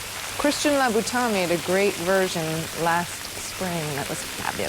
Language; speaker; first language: English; native; English